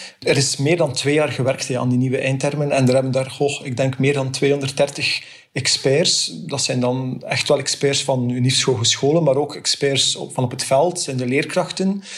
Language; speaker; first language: Dutch; native; Dutch